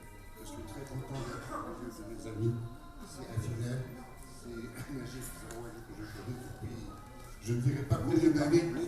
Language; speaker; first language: French; non-native, local second language; Arabic